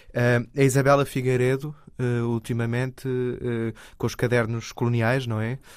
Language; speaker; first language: Portuguese; native; Portuguese